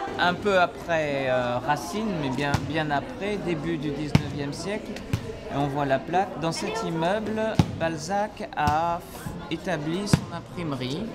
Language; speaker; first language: French; native; French